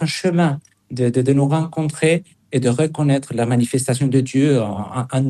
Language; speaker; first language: French; non-native, fluent; Spanish